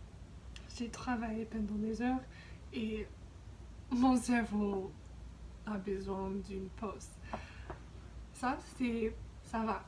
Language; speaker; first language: French; non-native, fluent; English